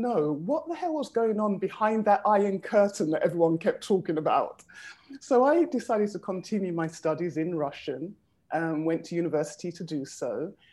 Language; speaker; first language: English; native; English